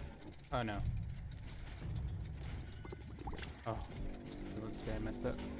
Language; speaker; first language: English; native; English